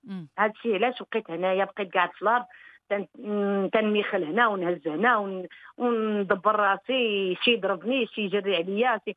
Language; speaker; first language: French; early bilingual, other home language; Arabic